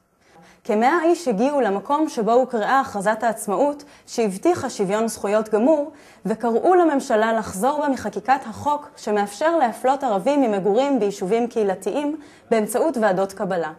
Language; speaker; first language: Hebrew; native; Hebrew